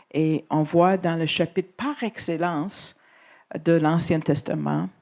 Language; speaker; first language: French; non-native, fluent; English